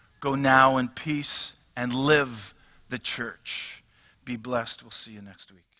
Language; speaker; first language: English; native; English